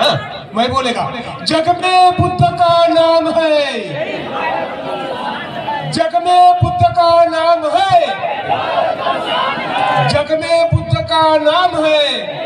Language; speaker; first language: Hindi; native; Hindi